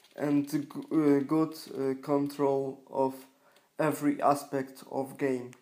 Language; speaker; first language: English; non-native, learner; Polish